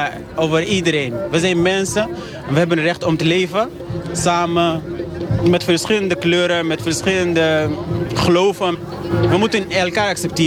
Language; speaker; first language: Dutch; non-native, learner; Arabic